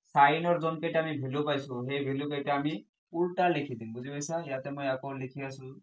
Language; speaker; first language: Assamese; non-native, local second language; Bangla